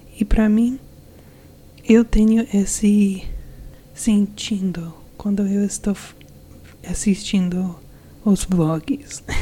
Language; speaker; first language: Portuguese; non-native, learner; English